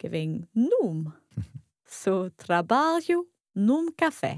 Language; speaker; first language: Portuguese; non-native, learner; English